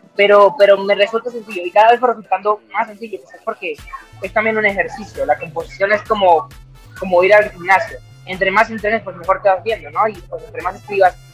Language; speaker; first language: Spanish; native; Spanish